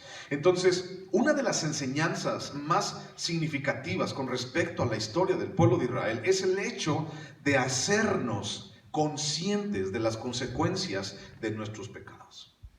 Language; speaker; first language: Spanish; native; Spanish